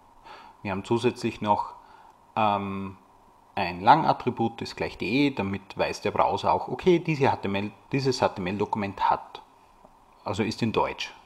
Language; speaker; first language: German; native; German